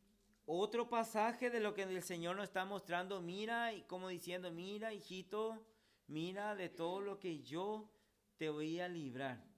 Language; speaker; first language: Spanish; native; Spanish